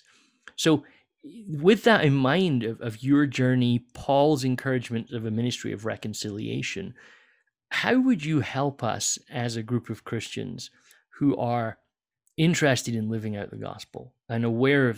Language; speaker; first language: English; native; English